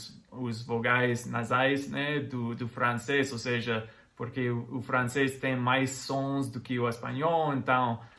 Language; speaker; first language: Portuguese; non-native, fluent; English